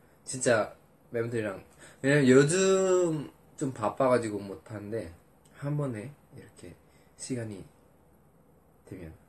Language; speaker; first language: Korean; non-native, fluent; Indonesian